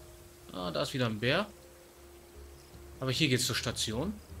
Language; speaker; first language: German; native; German